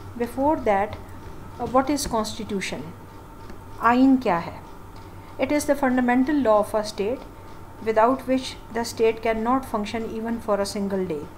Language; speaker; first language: English; non-native, local second language; Hindi